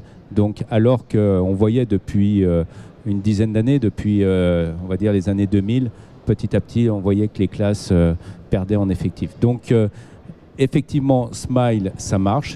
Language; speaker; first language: French; native; French